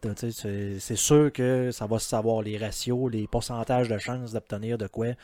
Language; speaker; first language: French; native; French